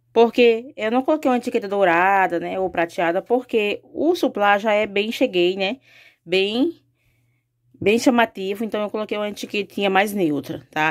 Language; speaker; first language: Portuguese; native; Portuguese